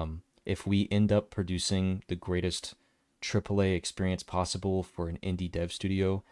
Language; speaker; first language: English; native; English